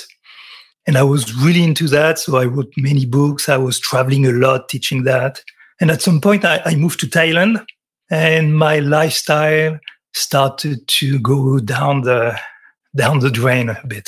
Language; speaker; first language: English; non-native, fluent; French